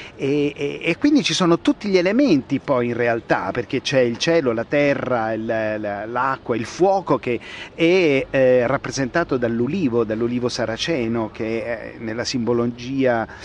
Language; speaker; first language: Italian; native; Italian